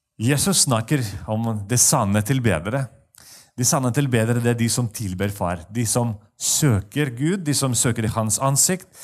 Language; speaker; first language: Norwegian; non-native, fluent; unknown